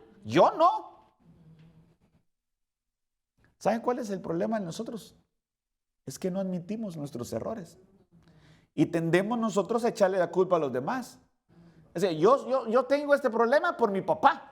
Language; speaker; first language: Spanish; native; Spanish